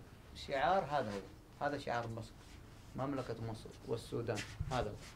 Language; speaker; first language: Arabic; non-native, learner; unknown